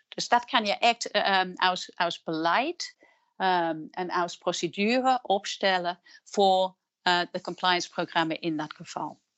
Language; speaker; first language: Dutch; non-native, fluent; English